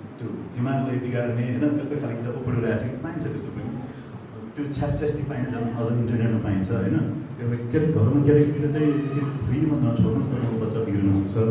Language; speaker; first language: Nepali; non-native, local second language; Gurung